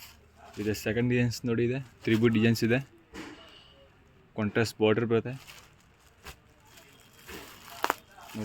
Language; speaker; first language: Kannada; non-native, local second language; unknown